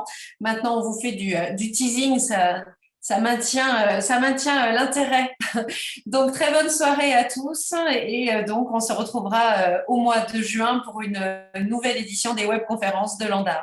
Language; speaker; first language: French; native; French